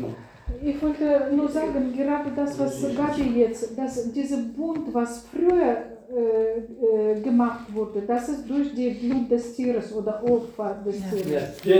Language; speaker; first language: German; non-native, learner; Russian